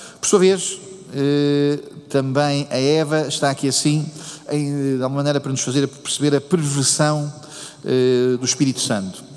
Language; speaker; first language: Portuguese; native; Portuguese